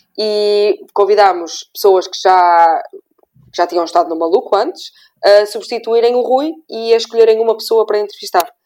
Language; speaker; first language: Portuguese; native; Portuguese